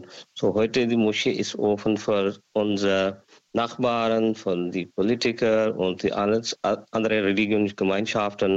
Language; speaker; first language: German; non-native, learner; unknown